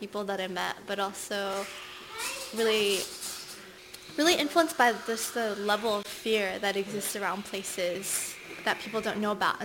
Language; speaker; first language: English; native; English